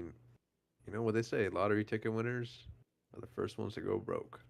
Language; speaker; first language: English; native; English